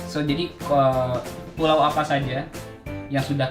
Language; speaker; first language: Indonesian; native; Indonesian